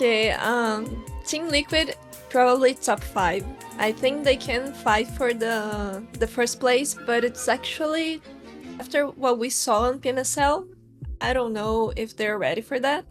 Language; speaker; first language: English; non-native, fluent; Portuguese